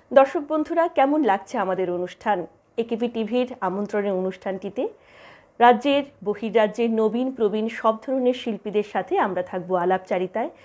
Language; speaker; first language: Bangla; native; Bangla